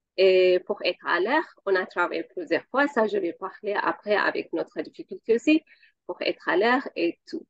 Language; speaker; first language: French; non-native, learner; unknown